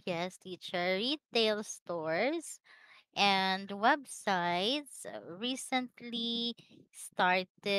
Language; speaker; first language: English; non-native, learner; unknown